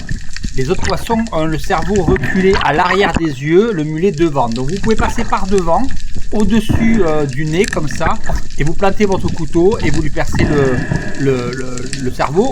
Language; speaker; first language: French; native; French